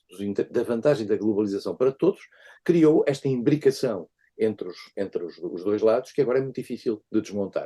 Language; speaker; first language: Portuguese; native; Portuguese